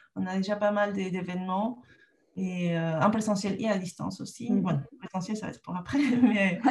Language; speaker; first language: French; non-native, fluent; Spanish